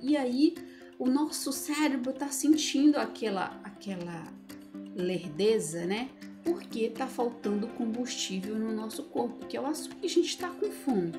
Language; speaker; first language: Portuguese; native; Portuguese